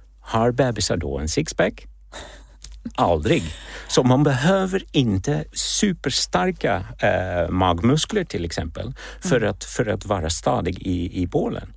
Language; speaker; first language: Swedish; non-native, fluent; Czech